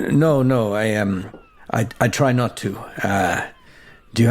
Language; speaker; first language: English; native; English